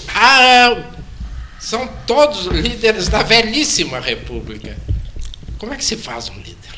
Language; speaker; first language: Portuguese; native; Portuguese